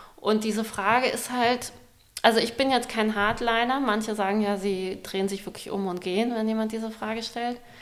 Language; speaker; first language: German; early bilingual, other home language; Persian